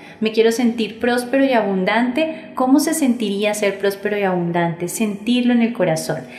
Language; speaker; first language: Spanish; native; Spanish